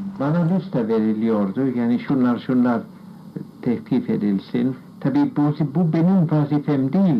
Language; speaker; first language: Turkish; non-native, fluent; English